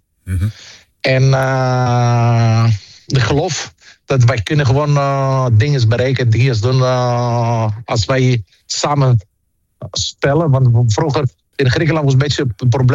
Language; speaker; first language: Dutch; non-native, fluent; Greek